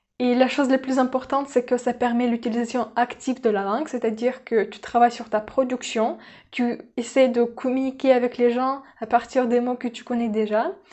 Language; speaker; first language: French; non-native, fluent; Russian